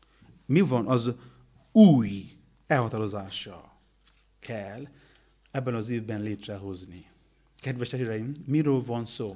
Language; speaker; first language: Hungarian; non-native, learner; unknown